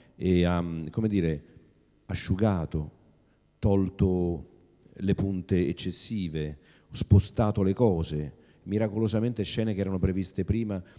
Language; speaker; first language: Italian; native; Italian